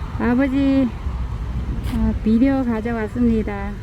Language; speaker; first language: Korean; non-native, learner; Vietnamese